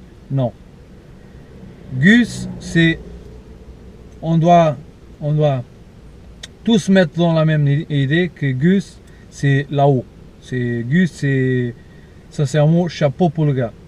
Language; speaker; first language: French; non-native, fluent; Portuguese